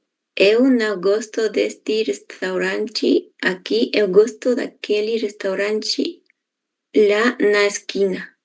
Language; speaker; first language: Portuguese; non-native, learner; Spanish